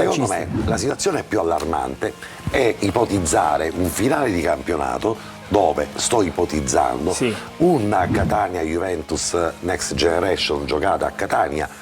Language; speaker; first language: Italian; native; Italian